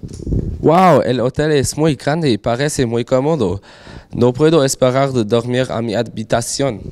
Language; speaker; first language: Spanish; non-native, learner; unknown